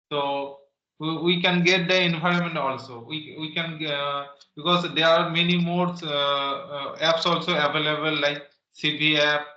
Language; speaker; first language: English; non-native, local second language; Santali